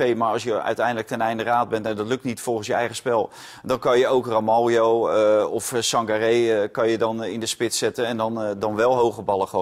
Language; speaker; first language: Dutch; native; Dutch